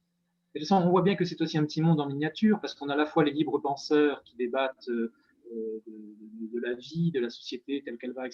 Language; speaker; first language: French; native; French